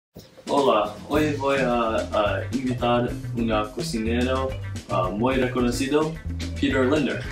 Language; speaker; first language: Spanish; non-native, learner; English